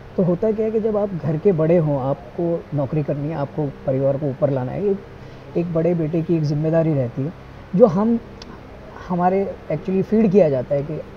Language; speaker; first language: Hindi; non-native, local second language; Gujarati